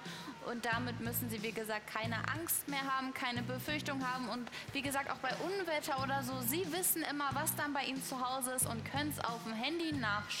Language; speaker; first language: German; native; German